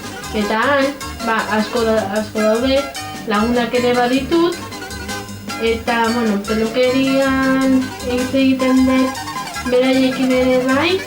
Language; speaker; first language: Basque; non-native, local second language; Spanish